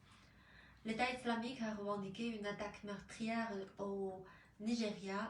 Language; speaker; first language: French; non-native, fluent; Chinese